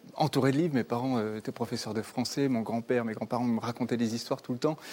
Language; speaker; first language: French; native; French